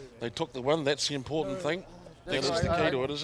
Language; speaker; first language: English; native; English